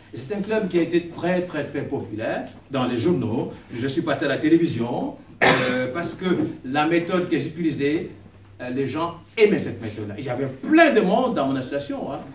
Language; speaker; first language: French; non-native, local second language; Kongo